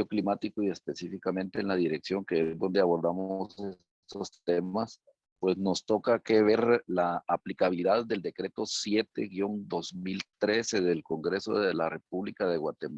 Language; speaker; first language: Spanish; native; Spanish